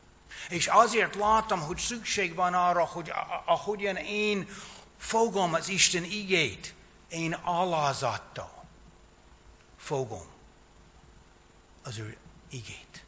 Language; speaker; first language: Hungarian; non-native, fluent; English